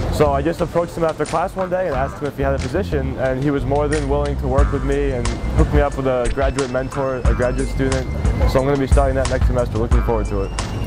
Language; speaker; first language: English; native; English